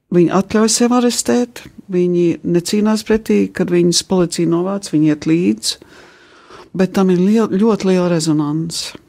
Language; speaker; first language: Latvian; early bilingual, heritage; Latvian